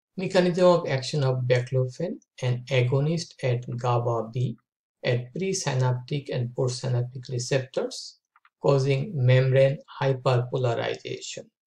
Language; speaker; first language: English; non-native, local second language; Bangla